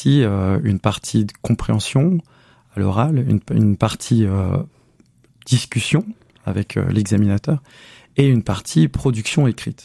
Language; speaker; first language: French; native; French